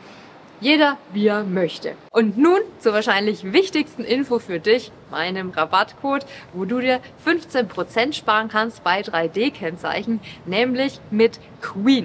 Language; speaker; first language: German; native; German